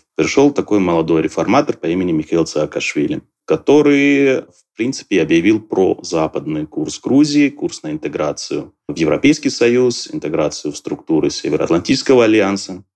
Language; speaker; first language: Russian; non-native, local second language; Georgian